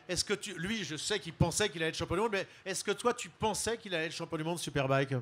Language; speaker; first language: French; native; French